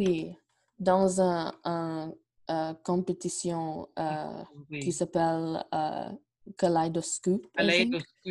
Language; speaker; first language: French; non-native, learner; English